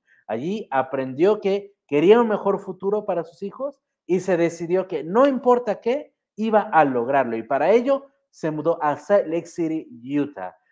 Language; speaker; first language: Spanish; native; Spanish